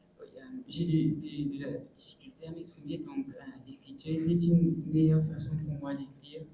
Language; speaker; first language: French; non-native, local second language; Morisyen